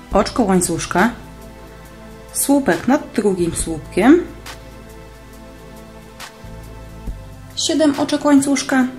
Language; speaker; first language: Polish; native; Polish